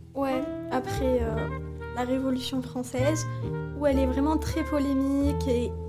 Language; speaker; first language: French; native; French